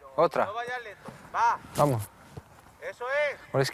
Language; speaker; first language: Spanish; non-native, fluent; French